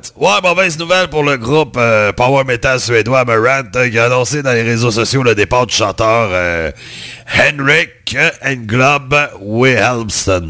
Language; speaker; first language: French; native; French